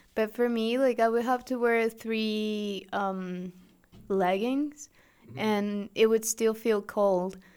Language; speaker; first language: English; non-native, fluent; Spanish